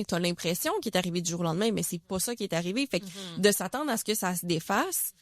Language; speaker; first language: French; native; French